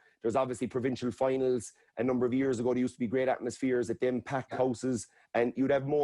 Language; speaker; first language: English; native; English